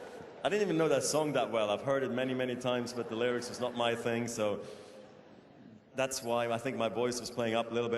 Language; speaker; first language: English; non-native, fluent; German